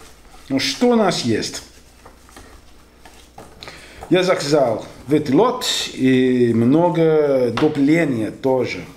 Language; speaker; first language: Russian; non-native, learner; English